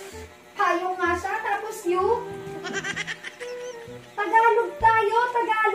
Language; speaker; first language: Filipino; non-native, local second language; Pampanga